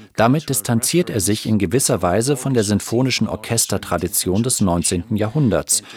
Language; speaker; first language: German; non-native, fluent; Spanish